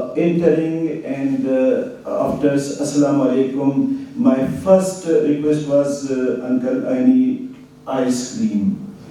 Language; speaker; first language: English; non-native, local second language; Urdu